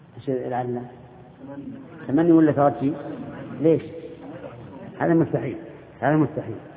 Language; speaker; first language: Arabic; native; Arabic